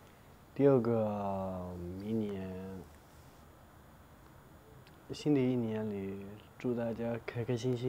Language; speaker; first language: Chinese; non-native, local second language; Tibetan